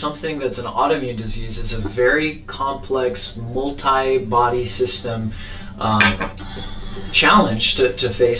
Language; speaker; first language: English; native; English